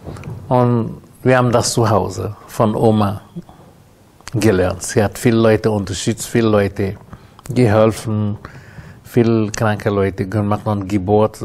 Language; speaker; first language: German; non-native, learner; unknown